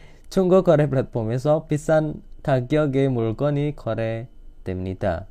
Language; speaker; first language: Korean; non-native, fluent; Indonesian